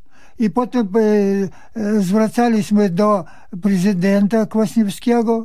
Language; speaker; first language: Polish; early bilingual, heritage; Polish